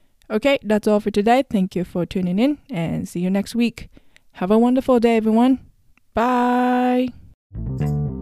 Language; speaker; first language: English; non-native, fluent; Japanese